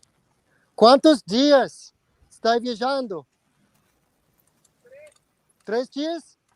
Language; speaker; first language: Portuguese; non-native, learner; English